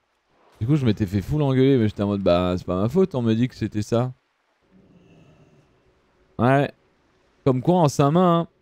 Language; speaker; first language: French; early bilingual, other home language; Italian